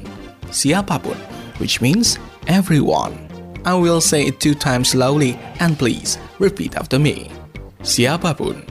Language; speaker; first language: English; non-native, local second language; Indonesian